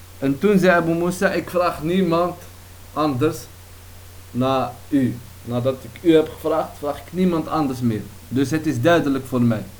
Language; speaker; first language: Dutch; early bilingual, other home language; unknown